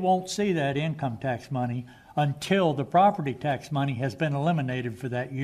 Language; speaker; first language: English; native; English